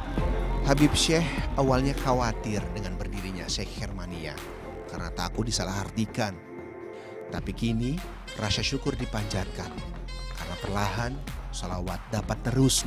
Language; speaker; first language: Indonesian; native; Indonesian